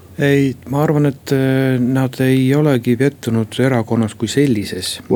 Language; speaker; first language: Estonian; non-native, local second language; Russian